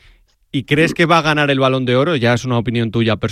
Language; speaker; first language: Spanish; native; Spanish